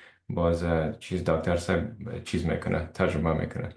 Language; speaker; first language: Persian; early bilingual, other home language; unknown